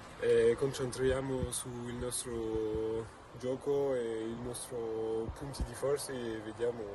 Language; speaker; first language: Italian; non-native, learner; French